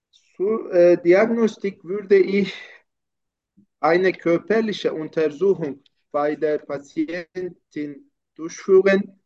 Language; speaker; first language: German; non-native, learner; Turkish